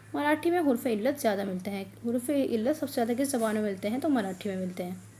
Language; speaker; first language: Urdu; native; Urdu